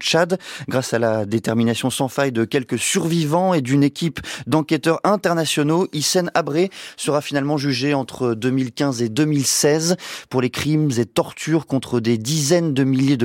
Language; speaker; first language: French; native; French